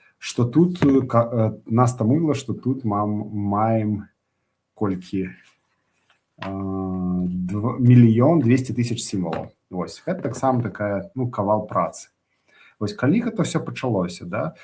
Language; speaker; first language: Belarusian; non-native, local second language; Russian